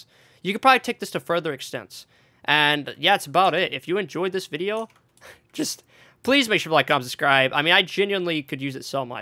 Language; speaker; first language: English; native; English